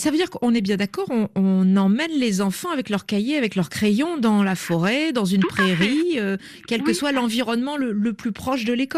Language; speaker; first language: French; native; French